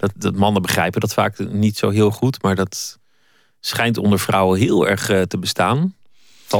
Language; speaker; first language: Dutch; native; Dutch